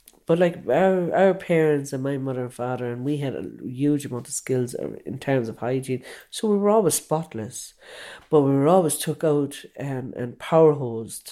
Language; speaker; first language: English; native; English